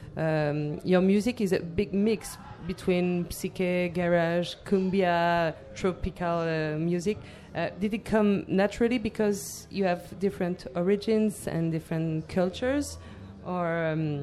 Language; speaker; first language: English; non-native, fluent; French